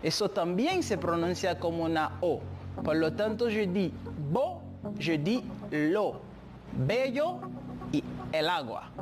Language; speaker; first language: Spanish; non-native, fluent; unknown